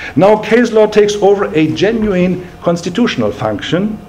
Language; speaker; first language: English; non-native, fluent; German